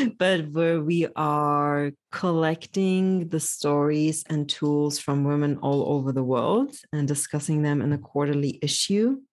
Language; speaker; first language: English; early bilingual, other home language; Polish